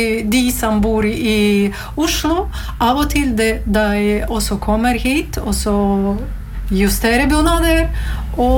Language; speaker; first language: Norwegian; non-native, learner; Latvian